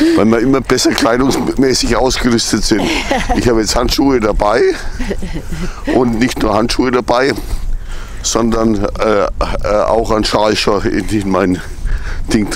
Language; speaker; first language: German; native; German